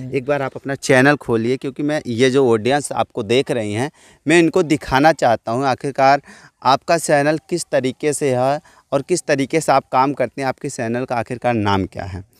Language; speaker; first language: Hindi; native; Hindi